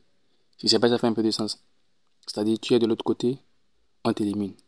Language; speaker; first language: French; non-native, local second language; Ewe